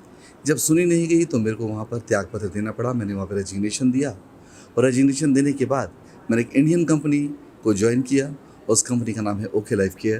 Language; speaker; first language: Hindi; native; Hindi